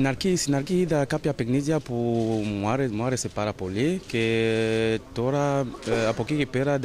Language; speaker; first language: Greek; non-native, fluent; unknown